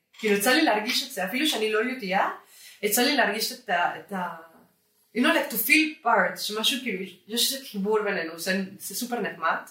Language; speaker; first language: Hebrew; non-native, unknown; Spanish